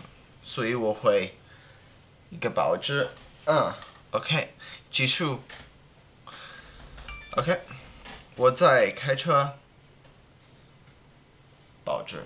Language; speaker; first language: Chinese; non-native, learner; English